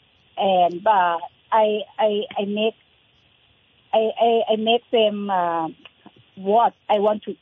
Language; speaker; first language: English; non-native, learner; Thai